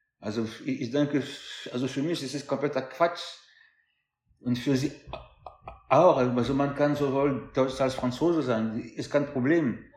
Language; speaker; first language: German; non-native, fluent; French